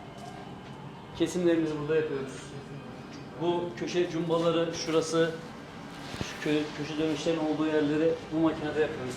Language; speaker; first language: Turkish; native; Turkish